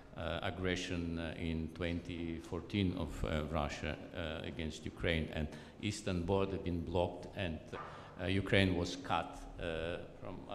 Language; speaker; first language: English; non-native, fluent; Azerbaijani